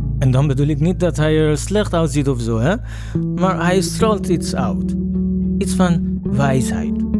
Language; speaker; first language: Dutch; non-native, fluent; Persian